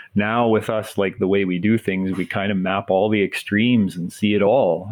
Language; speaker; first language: English; native; English